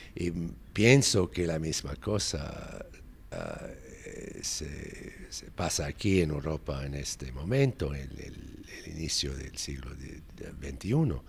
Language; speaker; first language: Spanish; non-native, fluent; English